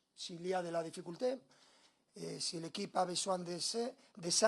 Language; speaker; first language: French; non-native, learner; Spanish